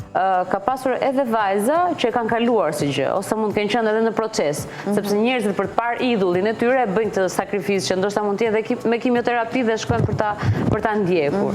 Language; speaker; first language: Albanian; native; Albanian